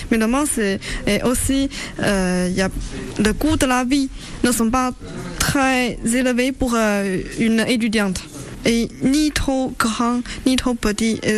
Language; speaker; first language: French; non-native, learner; Chinese